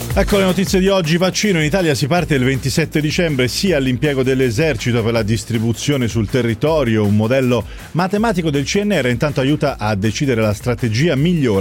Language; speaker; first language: Italian; native; Italian